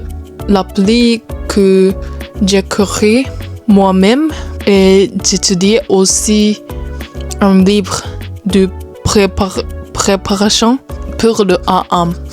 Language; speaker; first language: French; non-native, learner; Japanese